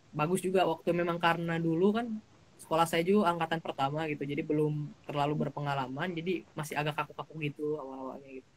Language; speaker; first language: Indonesian; native; Indonesian